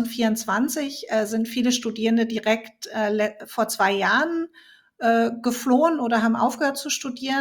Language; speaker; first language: German; native; German